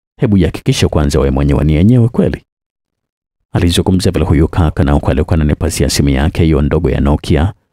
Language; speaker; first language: Swahili; native; Swahili